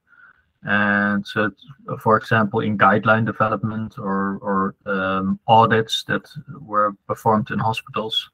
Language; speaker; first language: English; non-native, fluent; Dutch